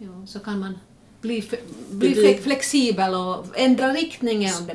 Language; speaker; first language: Swedish; non-native, local second language; Finnish